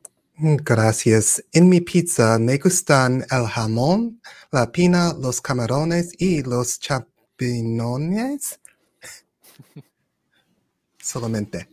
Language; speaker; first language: Spanish; non-native, fluent; English